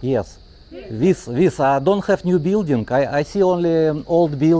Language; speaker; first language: English; non-native, learner; Russian